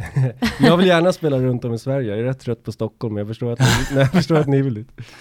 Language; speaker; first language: Swedish; native; Swedish